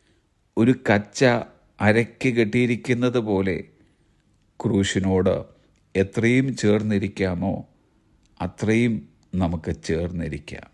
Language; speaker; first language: Malayalam; native; Malayalam